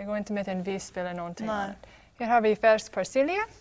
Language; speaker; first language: Swedish; non-native, fluent; English